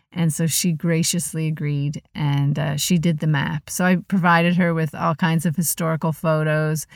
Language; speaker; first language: English; native; English